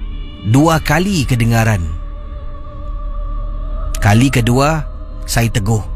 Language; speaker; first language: Malay; native; Malay